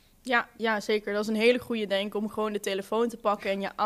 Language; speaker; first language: Dutch; native; Dutch